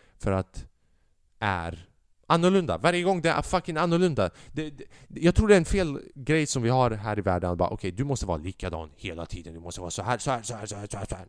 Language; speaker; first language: Swedish; early bilingual, other home language; Albanian